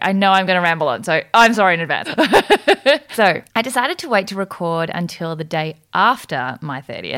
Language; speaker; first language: English; native; English